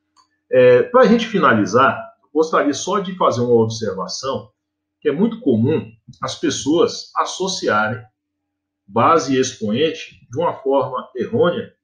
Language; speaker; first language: Portuguese; native; Portuguese